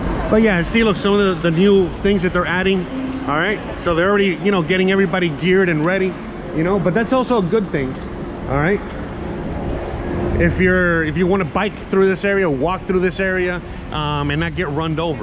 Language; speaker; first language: English; native; English